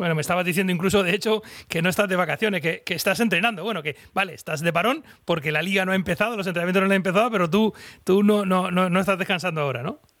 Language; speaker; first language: Spanish; native; Spanish